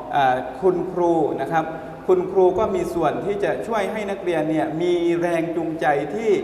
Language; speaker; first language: Thai; native; Thai